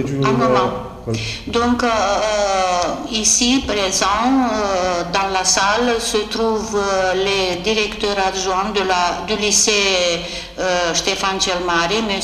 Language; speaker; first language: French; non-native, fluent; Romanian